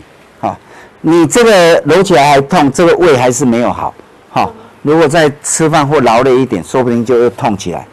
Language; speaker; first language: Chinese; native; Chinese